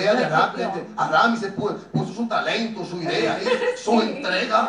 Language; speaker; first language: Spanish; native; Spanish